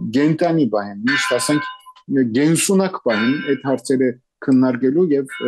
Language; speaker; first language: Armenian; early bilingual, heritage; Armenian